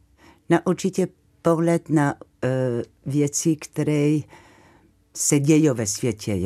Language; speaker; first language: Czech; non-native, fluent; French